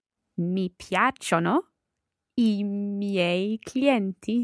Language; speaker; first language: Italian; non-native, learner; English